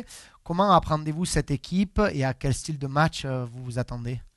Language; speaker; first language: French; native; French